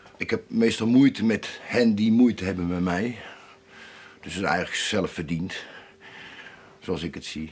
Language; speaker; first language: Dutch; native; Dutch